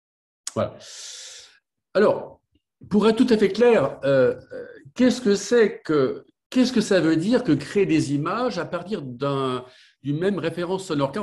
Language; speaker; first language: French; native; French